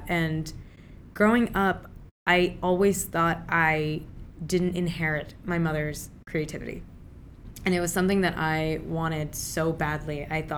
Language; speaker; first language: English; early bilingual, other home language; Urdu